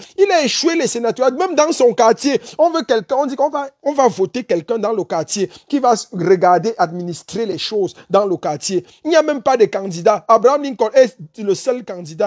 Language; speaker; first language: French; native; French